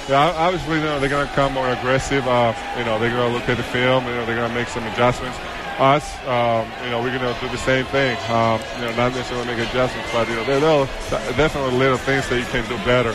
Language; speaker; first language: English; non-native, fluent; Georgian